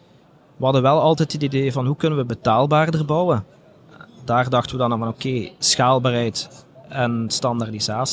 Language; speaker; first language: Dutch; native; Dutch